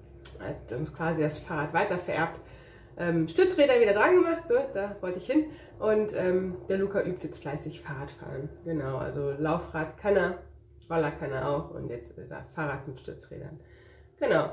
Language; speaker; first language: German; native; German